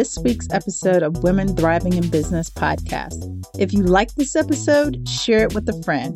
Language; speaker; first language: English; native; English